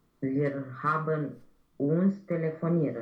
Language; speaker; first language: German; non-native, learner; Romanian